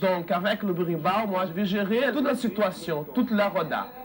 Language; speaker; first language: French; non-native, fluent; Portuguese